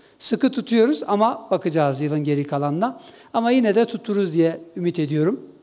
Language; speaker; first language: Turkish; non-native, local second language; Kurdish